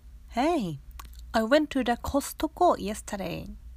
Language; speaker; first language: English; non-native, fluent; Japanese